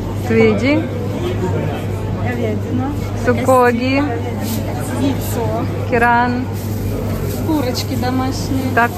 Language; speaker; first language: Korean; non-native, learner; Russian